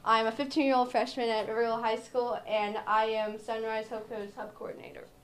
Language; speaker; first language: English; native; English